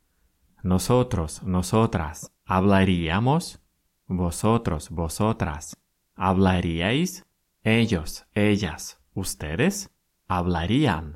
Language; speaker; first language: Spanish; non-native, fluent; Russian